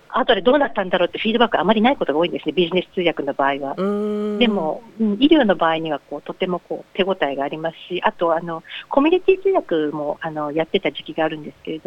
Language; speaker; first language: Japanese; native; Japanese